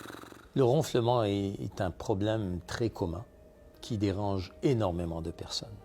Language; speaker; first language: French; native; French